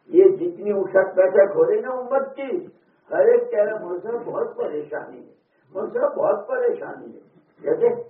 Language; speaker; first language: Urdu; non-native, local second language; Gujarati